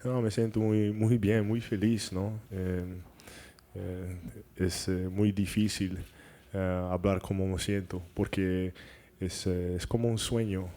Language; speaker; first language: Spanish; non-native, learner; English